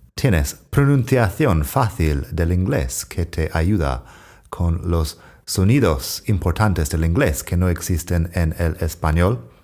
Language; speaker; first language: Spanish; non-native, fluent; English